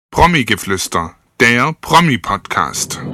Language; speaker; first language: German; native; German